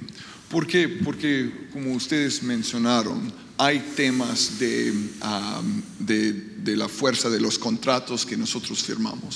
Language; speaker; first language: Spanish; non-native, fluent; English